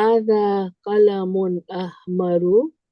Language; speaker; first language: Arabic; non-native, learner; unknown